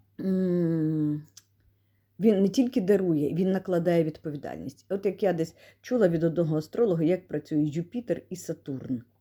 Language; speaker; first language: Ukrainian; non-native, local second language; Russian